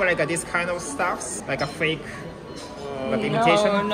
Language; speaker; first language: English; non-native, learner; Japanese